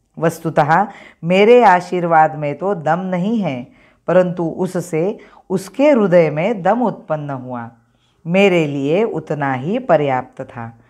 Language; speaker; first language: Hindi; non-native, local second language; Marathi